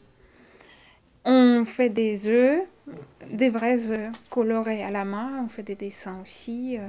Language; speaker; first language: French; non-native, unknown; Russian